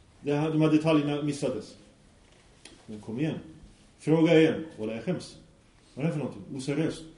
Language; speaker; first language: Swedish; early bilingual, other home language; Arabic